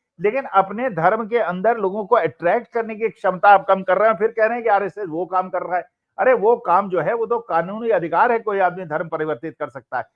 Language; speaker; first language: Hindi; native; Hindi